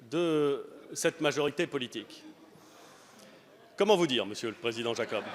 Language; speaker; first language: French; native; French